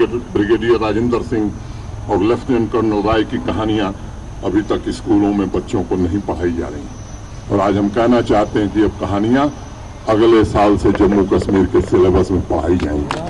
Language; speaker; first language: Hindi; native; Hindi